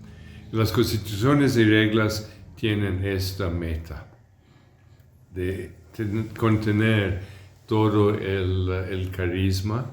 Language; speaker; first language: Spanish; non-native, fluent; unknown